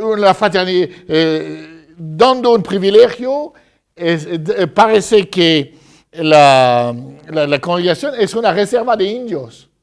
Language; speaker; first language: Spanish; non-native, fluent; French